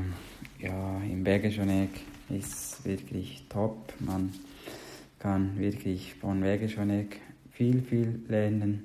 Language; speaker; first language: German; non-native, learner; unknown